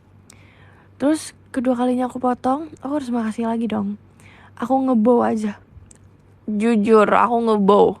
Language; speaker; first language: Indonesian; native; Indonesian